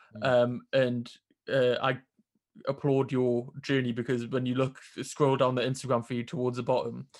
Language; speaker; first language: English; native; English